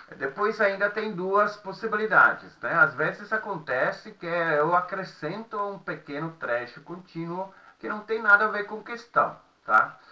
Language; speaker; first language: Portuguese; non-native, fluent; Czech